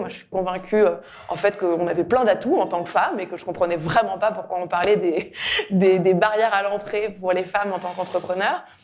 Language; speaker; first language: French; native; French